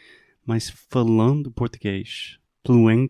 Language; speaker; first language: Portuguese; non-native, fluent; English